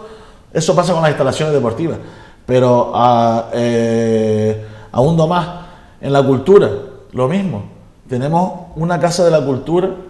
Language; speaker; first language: Spanish; native; Spanish